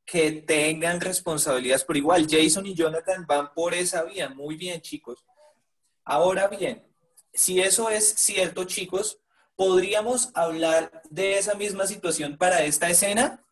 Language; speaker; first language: Spanish; native; Spanish